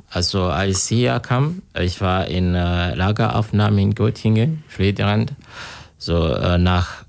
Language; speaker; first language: German; non-native, learner; Kinyarwanda